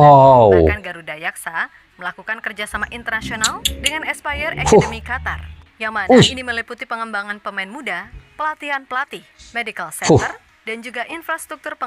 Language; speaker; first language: Indonesian; native; Indonesian